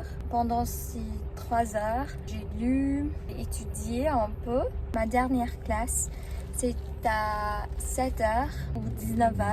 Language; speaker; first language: French; non-native, learner; English